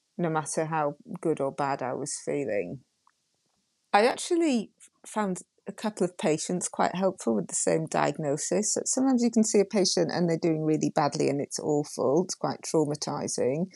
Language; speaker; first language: English; native; English